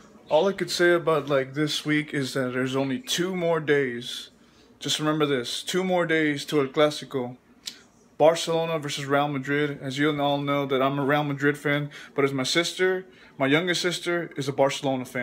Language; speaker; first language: English; early bilingual, other home language; Spanish